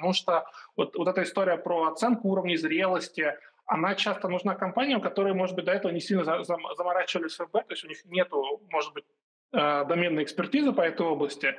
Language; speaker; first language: Russian; native; Russian